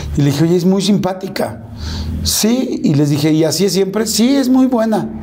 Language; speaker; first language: Spanish; native; Spanish